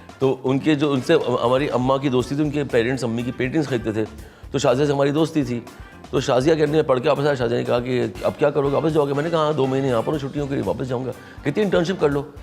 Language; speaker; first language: Urdu; native; Urdu